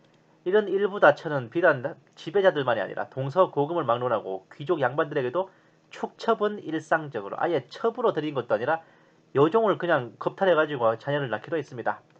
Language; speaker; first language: Korean; native; Korean